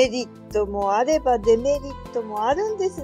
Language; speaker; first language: Japanese; native; Japanese